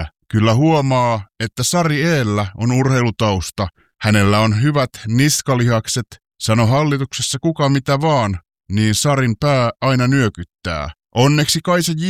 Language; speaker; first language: Finnish; native; Finnish